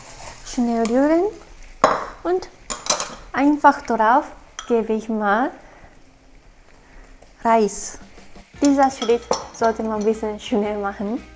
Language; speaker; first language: German; non-native, learner; Japanese